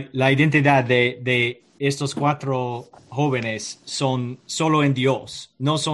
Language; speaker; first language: Spanish; non-native, learner; English